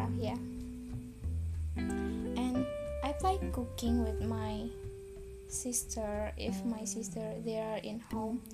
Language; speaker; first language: English; non-native, learner; Indonesian